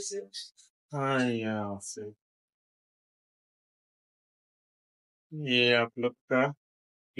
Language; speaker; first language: Hindi; non-native, learner; Bangla